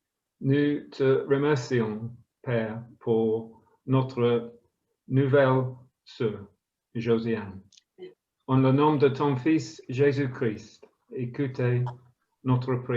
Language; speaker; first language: French; non-native, fluent; English